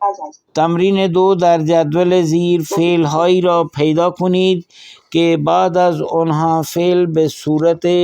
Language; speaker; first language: Persian; non-native, fluent; Urdu